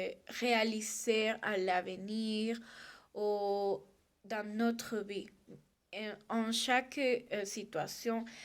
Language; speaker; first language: French; non-native, learner; Spanish